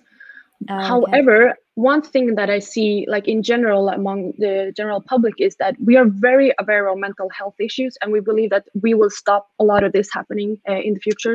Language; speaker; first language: English; non-native, fluent; Swedish